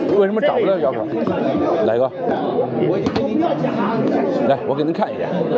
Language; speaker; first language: Chinese; native; Chinese